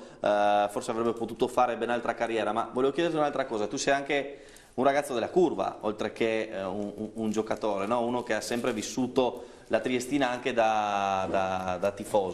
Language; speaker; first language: Italian; native; Italian